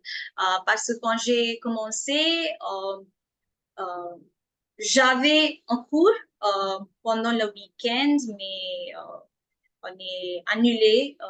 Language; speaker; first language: French; non-native, fluent; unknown